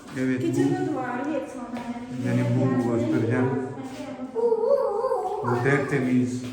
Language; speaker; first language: Turkish; non-native, learner; Urdu